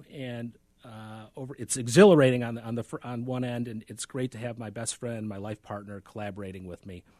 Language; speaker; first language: English; native; English